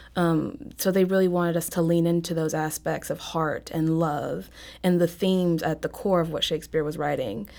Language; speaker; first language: English; native; English